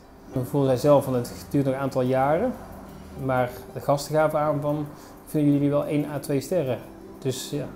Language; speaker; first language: Dutch; native; Dutch